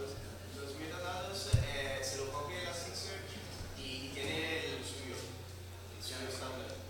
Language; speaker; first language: Spanish; non-native, learner; Italian